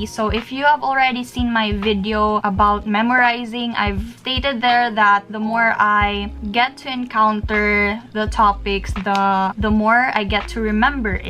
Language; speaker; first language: English; non-native, local second language; Filipino